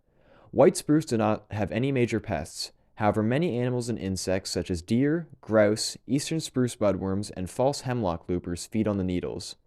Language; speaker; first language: English; native; English